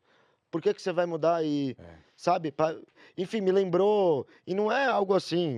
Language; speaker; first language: Portuguese; native; Portuguese